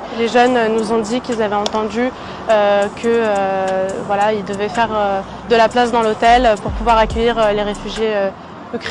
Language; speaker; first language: French; native; French